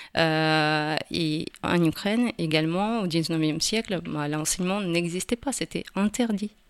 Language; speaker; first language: French; non-native, fluent; Ukrainian